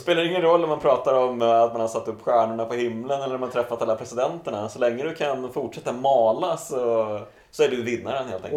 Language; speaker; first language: Swedish; native; Swedish